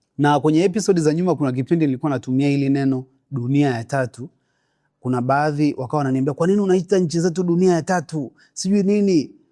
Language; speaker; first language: Swahili; native; Swahili